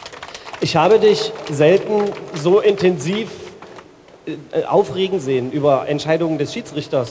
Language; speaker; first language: German; native; German